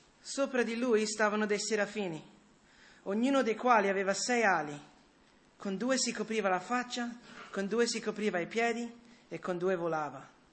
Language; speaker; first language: Italian; early bilingual, other home language; English